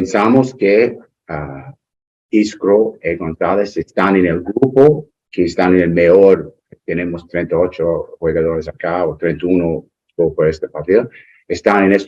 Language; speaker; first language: Spanish; non-native, learner; English